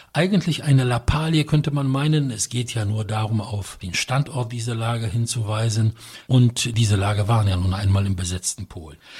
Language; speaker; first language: German; non-native, fluent; Polish